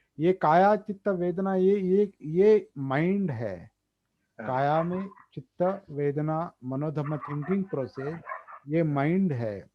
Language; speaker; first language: Hindi; non-native, local second language; Marathi